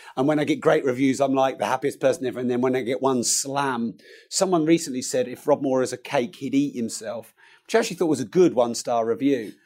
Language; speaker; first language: English; native; English